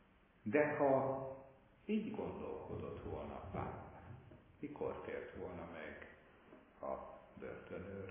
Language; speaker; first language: Hungarian; native; Hungarian